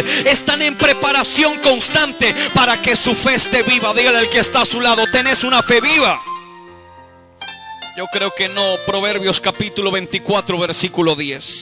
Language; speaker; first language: Spanish; native; Spanish